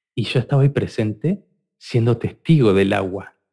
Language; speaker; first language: Spanish; native; Spanish